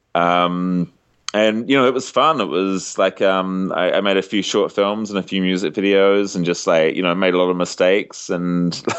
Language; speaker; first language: English; native; English